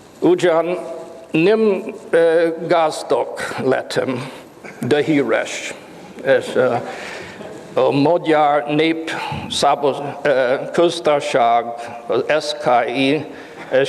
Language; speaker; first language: Hungarian; non-native, learner; English